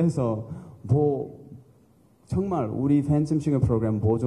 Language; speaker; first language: Korean; early bilingual, heritage; English